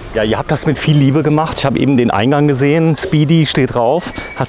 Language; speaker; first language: German; native; German